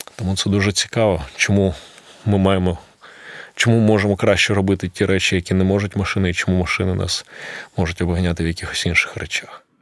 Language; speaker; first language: Ukrainian; non-native, local second language; Russian